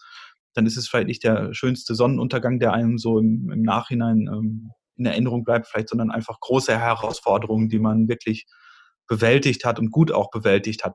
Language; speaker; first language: German; native; German